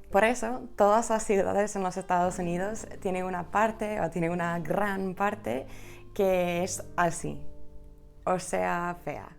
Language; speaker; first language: Spanish; non-native, fluent; English